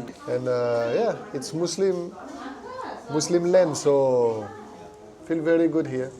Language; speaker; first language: English; non-native, fluent; French